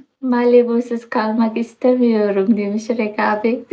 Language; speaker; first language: Turkish; non-native, learner; Uzbek